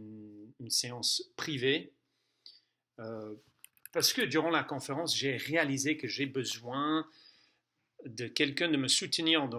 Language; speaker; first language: French; non-native, fluent; English